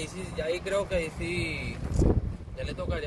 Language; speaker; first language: Spanish; native; Spanish